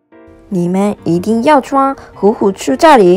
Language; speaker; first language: Chinese; non-native, learner; Japanese